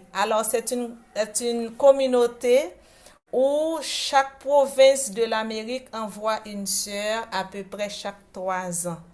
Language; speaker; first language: French; non-native, local second language; Haitian Creole